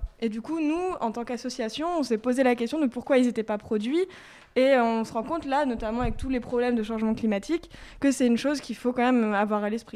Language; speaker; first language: French; native; French